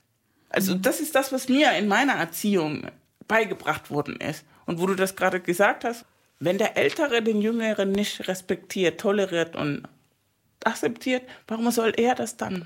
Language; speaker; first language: German; non-native, fluent; Spanish